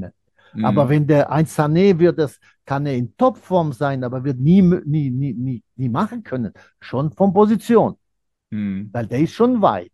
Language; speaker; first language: German; non-native, fluent; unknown